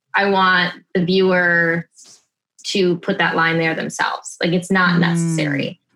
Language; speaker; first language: English; native; English